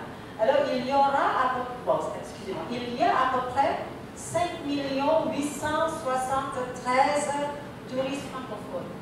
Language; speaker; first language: French; non-native, fluent; Indonesian